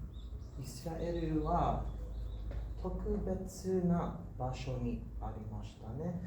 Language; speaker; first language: Japanese; non-native, learner; English